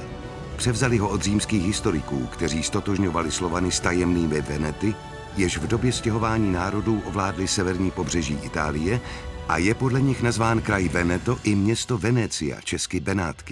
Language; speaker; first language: Czech; native; Czech